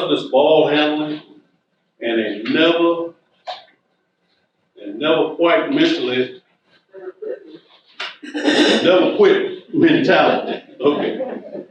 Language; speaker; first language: English; native; English